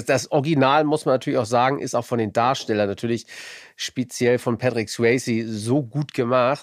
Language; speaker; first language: German; native; German